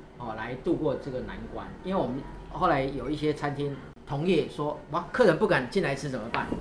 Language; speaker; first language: Chinese; native; Chinese